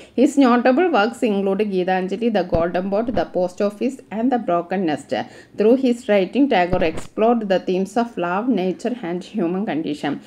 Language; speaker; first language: English; non-native, local second language; Malayalam